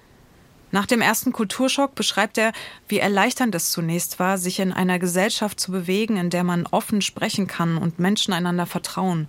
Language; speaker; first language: German; native; German